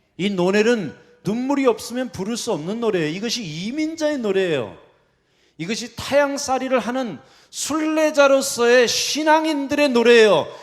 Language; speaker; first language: Korean; early bilingual, heritage; Korean